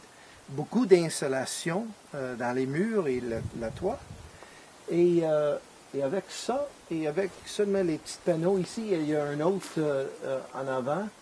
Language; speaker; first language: French; non-native, fluent; English